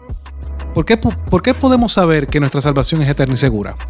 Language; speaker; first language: Spanish; native; Spanish